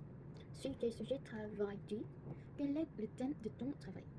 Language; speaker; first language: French; non-native, learner; Korean